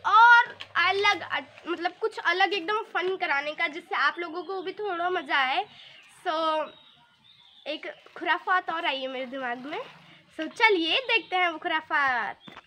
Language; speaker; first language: Hindi; native; Hindi